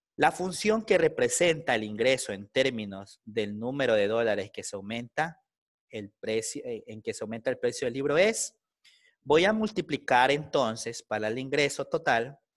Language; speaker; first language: Spanish; native; Spanish